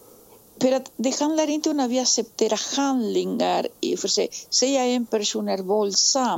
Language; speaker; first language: Swedish; non-native, fluent; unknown